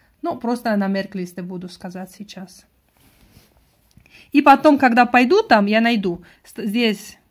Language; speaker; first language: Russian; non-native, learner; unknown